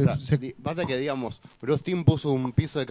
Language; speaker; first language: Spanish; native; Spanish